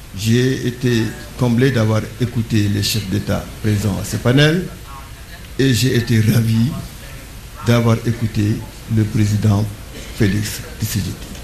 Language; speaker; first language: French; non-native, local second language; Wolof